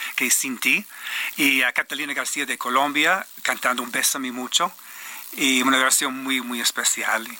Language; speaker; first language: Spanish; non-native, fluent; English